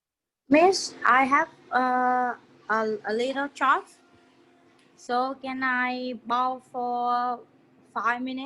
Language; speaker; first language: English; non-native, learner; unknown